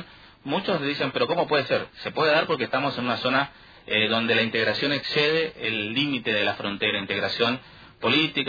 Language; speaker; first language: Spanish; native; Spanish